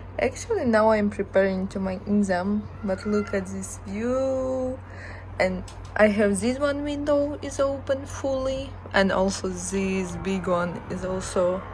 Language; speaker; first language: English; non-native, learner; Ukrainian